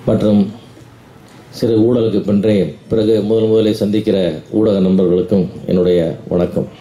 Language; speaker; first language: Tamil; native; Tamil